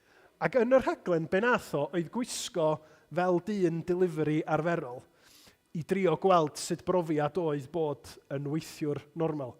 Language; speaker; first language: Welsh; native; Welsh